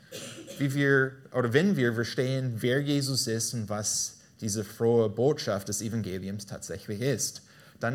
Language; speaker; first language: German; non-native, fluent; English